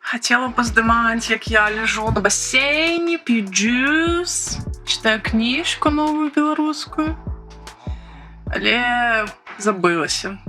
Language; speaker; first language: Belarusian; non-native, local second language; Russian